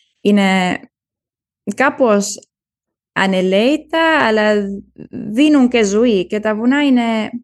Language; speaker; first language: Greek; early bilingual, heritage; German